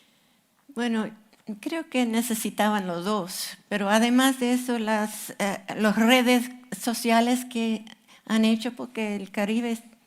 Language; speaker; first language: Spanish; non-native, fluent; English